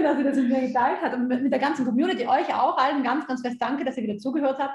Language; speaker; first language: German; native; German